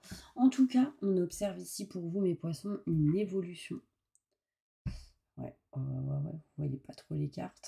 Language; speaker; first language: French; native; French